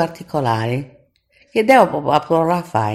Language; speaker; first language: Italian; non-native, local second language; Sardinian